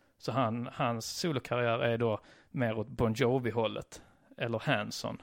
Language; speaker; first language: Swedish; native; Swedish